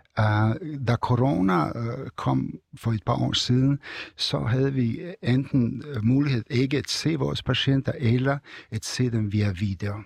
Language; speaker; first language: Danish; non-native, fluent; Serbian